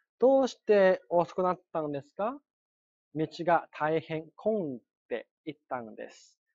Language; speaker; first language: Japanese; non-native, fluent; Chinese